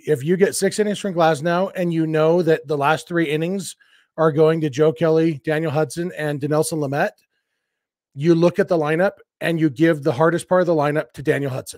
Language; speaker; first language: English; native; English